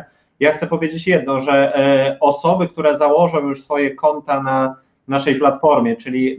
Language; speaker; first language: Polish; native; Polish